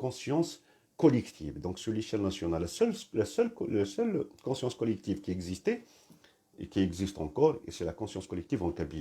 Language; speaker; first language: French; non-native, local second language; Kabyle